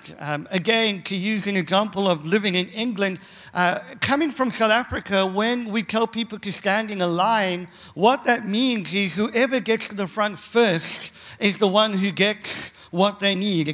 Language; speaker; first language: English; native; English